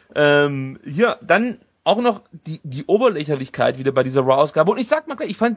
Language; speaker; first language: German; native; German